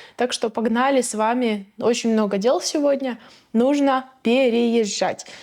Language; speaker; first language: Russian; native; Russian